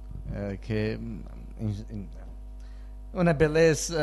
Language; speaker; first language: Italian; early bilingual, heritage; Italian